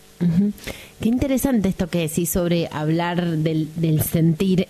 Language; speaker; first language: Spanish; native; Spanish